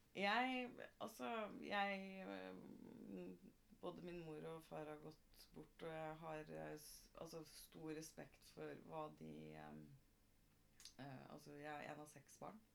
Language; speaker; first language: Norwegian; native; Norwegian